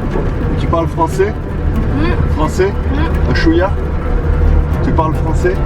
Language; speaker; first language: French; non-native, local second language; Arabic